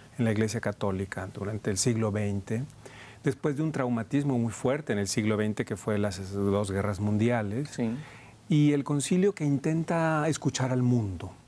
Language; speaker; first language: Spanish; native; Spanish